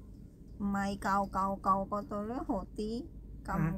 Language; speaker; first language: Cantonese; non-native, learner; Indonesian